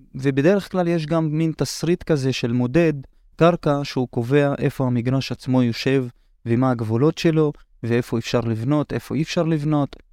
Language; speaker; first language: Hebrew; non-native, local second language; Arabic